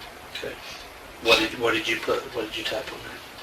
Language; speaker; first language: English; native; English